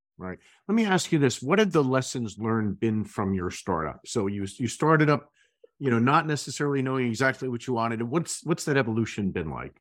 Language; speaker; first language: English; native; English